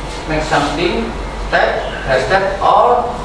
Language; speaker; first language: English; non-native, learner; Indonesian